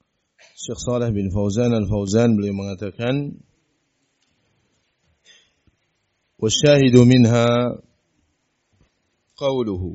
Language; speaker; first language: Arabic; non-native, fluent; Indonesian